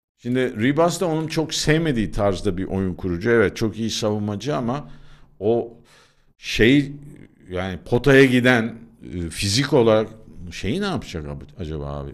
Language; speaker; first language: Turkish; native; Turkish